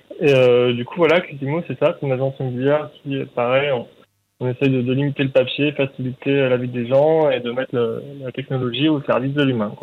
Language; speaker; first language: French; native; French